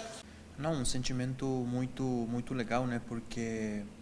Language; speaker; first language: Portuguese; non-native, fluent; Spanish